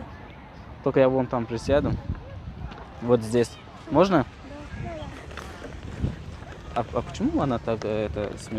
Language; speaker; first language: Russian; non-native, local second language; Tajik